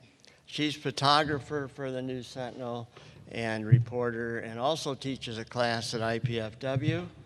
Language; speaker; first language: English; native; English